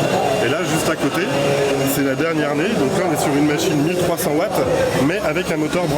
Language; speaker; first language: French; native; French